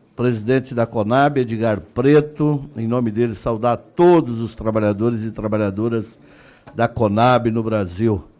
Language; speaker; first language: Portuguese; native; Portuguese